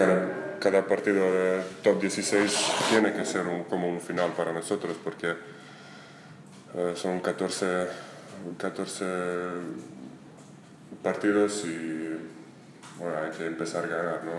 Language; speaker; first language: Spanish; non-native, fluent; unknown